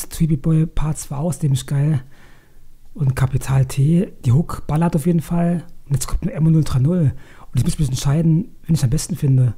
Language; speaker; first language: German; native; German